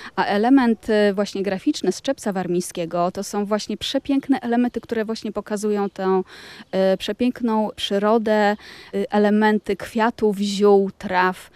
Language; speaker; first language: Polish; native; Polish